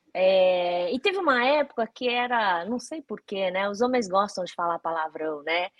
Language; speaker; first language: Portuguese; early bilingual, other home language; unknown